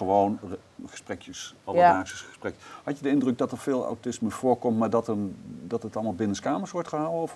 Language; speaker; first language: Dutch; native; Dutch